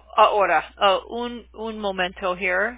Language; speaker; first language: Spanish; non-native, learner; English